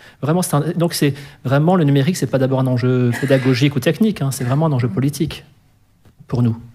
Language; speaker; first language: French; native; French